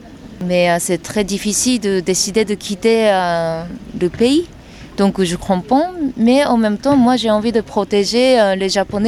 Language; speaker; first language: French; non-native, fluent; Japanese